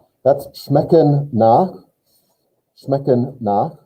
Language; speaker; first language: German; non-native, fluent; English